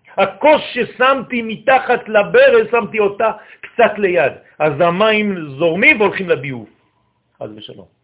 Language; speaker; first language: Hebrew; non-native, fluent; French